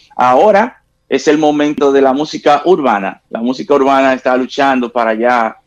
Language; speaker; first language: Spanish; native; Spanish